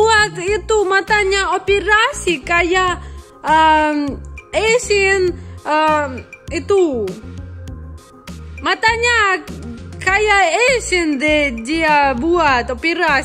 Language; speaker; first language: Indonesian; non-native, learner; Russian